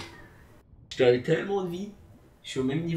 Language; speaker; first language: French; native; French